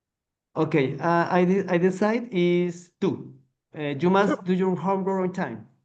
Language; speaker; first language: English; non-native, learner; Spanish